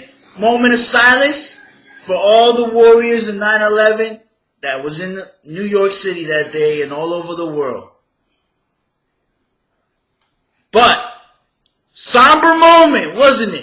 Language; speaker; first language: English; native; English